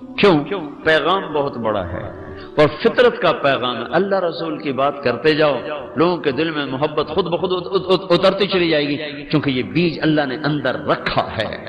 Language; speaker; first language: Urdu; non-native, local second language; Punjabi